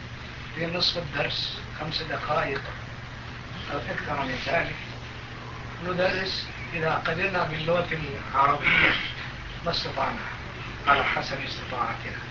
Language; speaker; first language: Arabic; non-native, fluent; Turkish